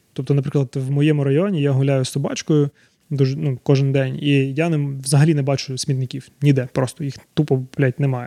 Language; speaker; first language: Ukrainian; native; Ukrainian